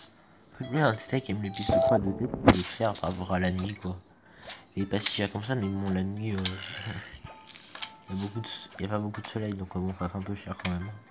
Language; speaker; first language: French; native; French